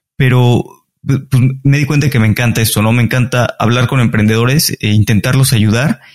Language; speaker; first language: Spanish; native; Spanish